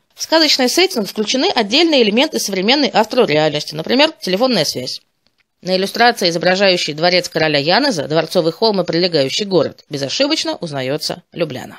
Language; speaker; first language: Russian; native; Russian